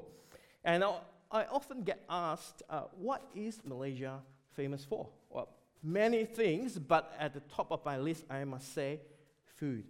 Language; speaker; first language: English; non-native, local second language; Chinese